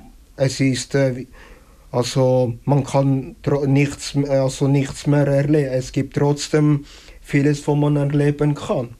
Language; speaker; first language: German; early bilingual, other home language; Italian